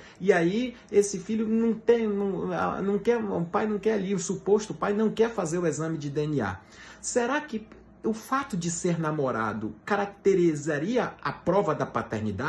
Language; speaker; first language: Portuguese; native; Portuguese